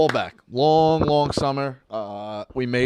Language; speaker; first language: English; native; English